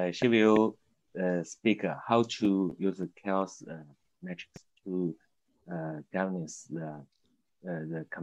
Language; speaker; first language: English; non-native, learner; Chinese